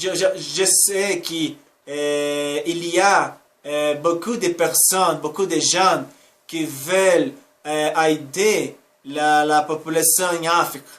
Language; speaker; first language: French; non-native, learner; Spanish